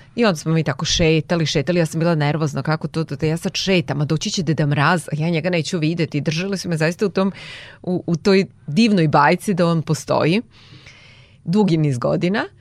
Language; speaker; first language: Serbian; non-native, local second language; Hungarian